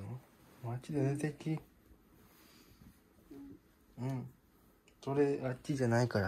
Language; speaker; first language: Japanese; native; Japanese